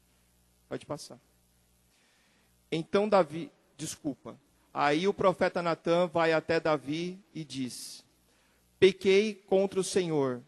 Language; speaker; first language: Portuguese; native; Portuguese